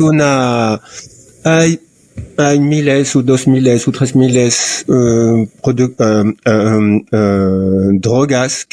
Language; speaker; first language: Spanish; non-native, learner; French